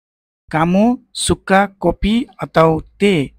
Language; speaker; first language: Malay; non-native, fluent; Nepali